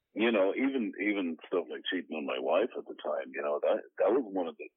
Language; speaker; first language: English; native; English